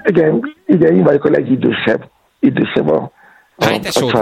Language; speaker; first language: Hungarian; non-native, fluent; Yoruba